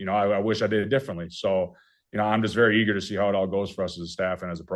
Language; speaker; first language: English; native; English